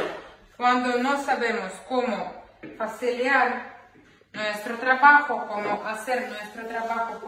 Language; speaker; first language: Spanish; non-native, learner; Ukrainian